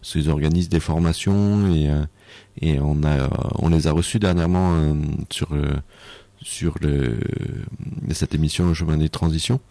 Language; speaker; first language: French; native; French